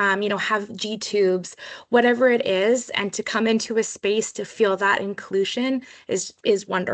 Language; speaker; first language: English; native; English